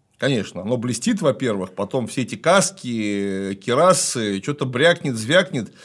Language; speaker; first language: Russian; native; Russian